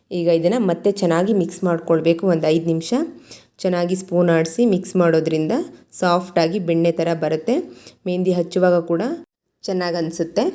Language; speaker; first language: Kannada; native; Kannada